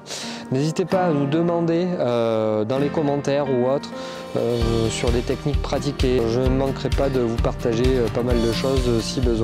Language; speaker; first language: French; native; French